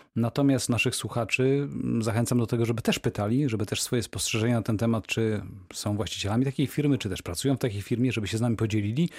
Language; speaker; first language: Polish; native; Polish